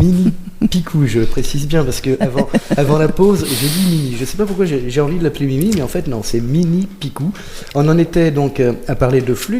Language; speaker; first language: French; native; French